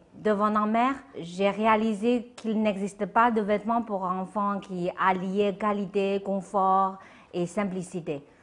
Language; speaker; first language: French; non-native, fluent; Chinese